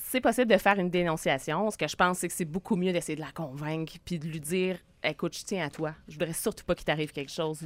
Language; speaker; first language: French; native; French